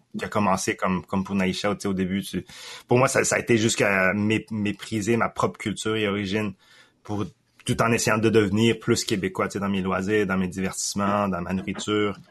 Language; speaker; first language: French; early bilingual, other home language; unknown